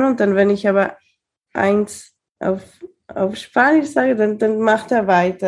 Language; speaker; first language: German; early bilingual, heritage; Spanish